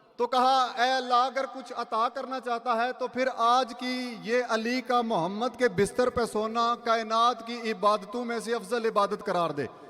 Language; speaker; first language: Urdu; non-native, local second language; Saraiki